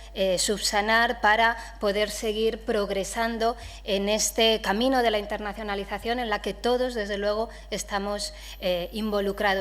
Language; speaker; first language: Spanish; native; Spanish